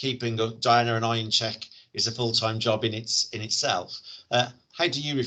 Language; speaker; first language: English; native; English